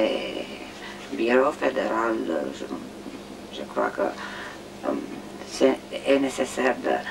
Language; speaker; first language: French; non-native, learner; Romanian